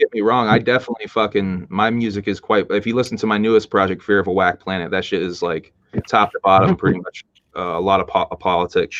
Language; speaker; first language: English; native; English